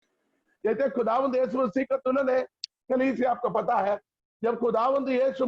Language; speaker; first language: Hindi; non-native, local second language; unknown